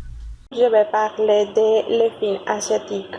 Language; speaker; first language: French; non-native, learner; Spanish